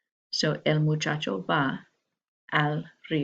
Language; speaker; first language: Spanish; non-native, learner; English